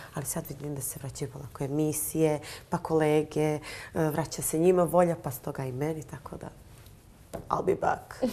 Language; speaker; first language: Croatian; native; Croatian